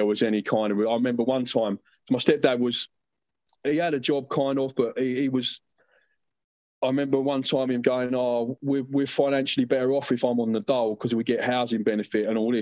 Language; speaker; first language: English; native; English